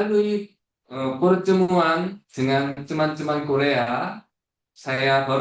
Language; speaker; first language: Indonesian; non-native, fluent; Korean